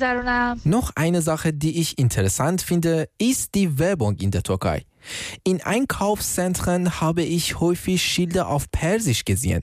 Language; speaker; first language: German; non-native, fluent; Persian